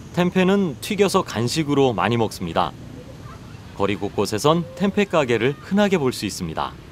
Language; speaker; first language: Korean; native; Korean